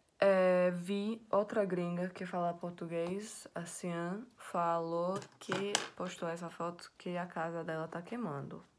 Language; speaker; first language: Portuguese; non-native, fluent; English